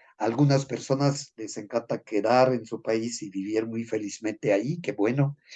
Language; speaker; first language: Spanish; non-native, fluent; French